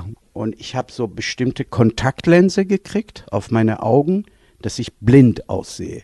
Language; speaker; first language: German; non-native, fluent; Persian